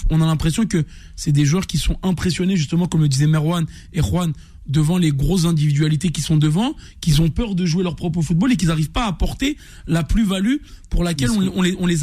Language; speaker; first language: French; native; French